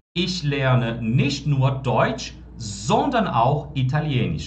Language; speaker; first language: German; non-native, fluent; Portuguese